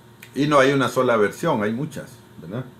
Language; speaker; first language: Spanish; native; Spanish